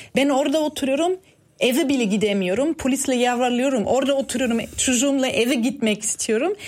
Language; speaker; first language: Turkish; non-native, fluent; German